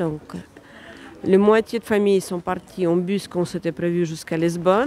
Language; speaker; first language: French; non-native, fluent; Ukrainian